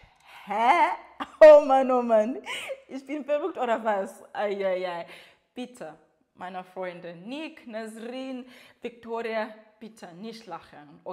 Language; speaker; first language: German; non-native, learner; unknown